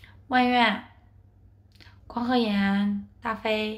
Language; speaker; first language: Chinese; native; Chinese